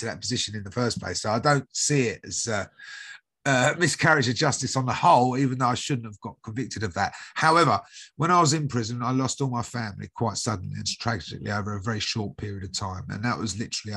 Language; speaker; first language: English; native; English